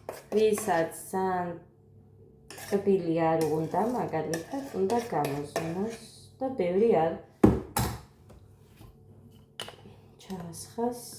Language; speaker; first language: Georgian; native; Georgian